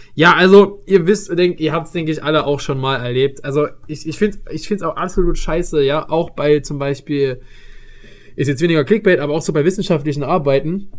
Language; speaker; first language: German; native; German